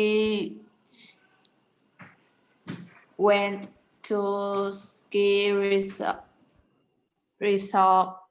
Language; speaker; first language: English; non-native, learner; Vietnamese